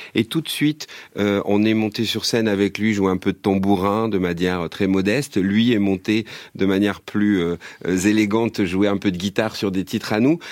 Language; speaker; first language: French; native; French